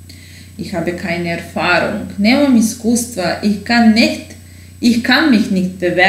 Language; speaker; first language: German; non-native, fluent; Serbian